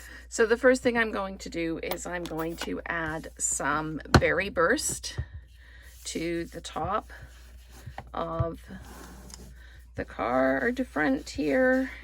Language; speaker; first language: English; native; English